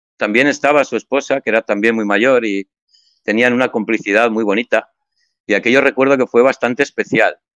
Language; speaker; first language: Spanish; native; Spanish